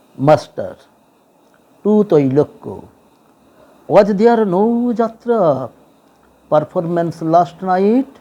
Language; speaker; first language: English; non-native, local second language; Bangla